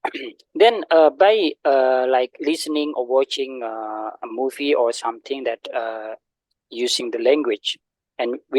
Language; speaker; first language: English; non-native, learner; Indonesian